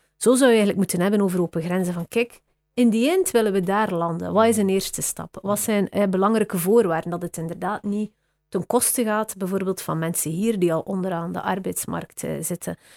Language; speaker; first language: Dutch; native; Dutch